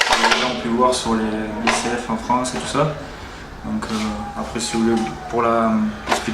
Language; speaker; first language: French; native; French